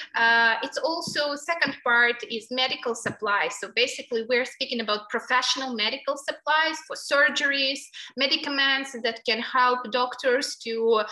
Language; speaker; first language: English; non-native, fluent; Ukrainian